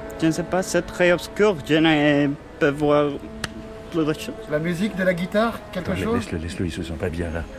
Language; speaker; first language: French; native; French